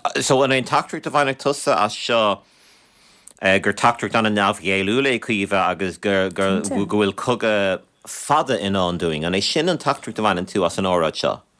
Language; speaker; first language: Irish; native; Irish